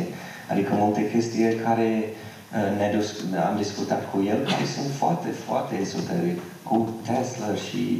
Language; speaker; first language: Romanian; non-native, fluent; English